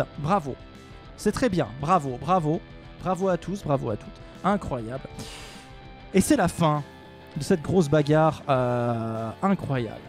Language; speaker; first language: French; native; French